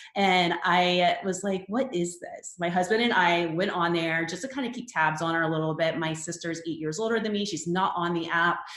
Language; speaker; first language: English; native; English